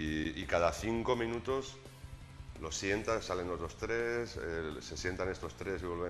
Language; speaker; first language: Spanish; native; Spanish